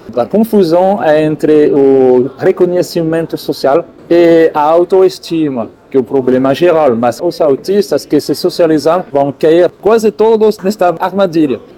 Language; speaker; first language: Portuguese; non-native, fluent; French